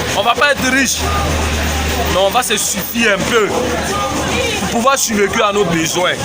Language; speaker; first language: French; non-native, local second language; Bambara